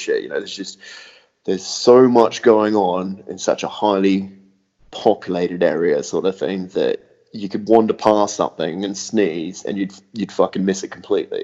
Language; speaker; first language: English; native; English